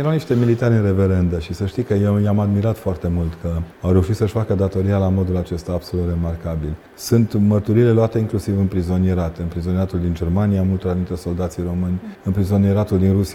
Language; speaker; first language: Romanian; native; Romanian